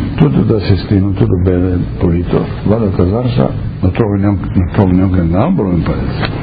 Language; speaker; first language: Italian; early bilingual, heritage; Italian